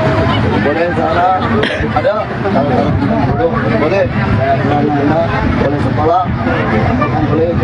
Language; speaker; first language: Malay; non-native, learner; Rohingya